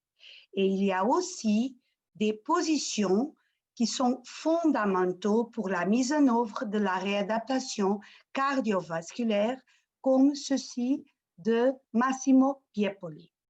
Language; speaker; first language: French; non-native, fluent; Portuguese